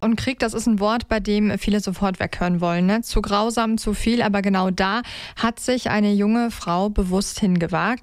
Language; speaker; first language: German; native; German